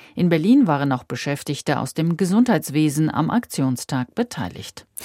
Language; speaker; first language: German; native; German